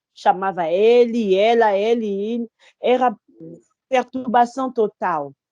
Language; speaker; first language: Portuguese; non-native, fluent; Lingala